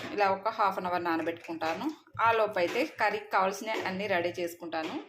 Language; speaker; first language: Telugu; non-native, local second language; Lambadi